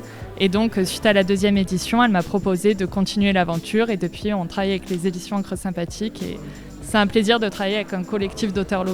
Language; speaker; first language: French; native; French